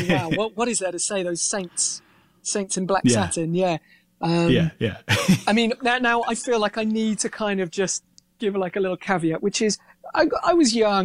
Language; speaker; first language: English; native; English